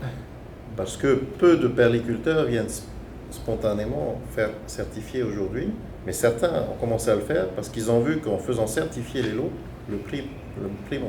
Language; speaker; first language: French; native; French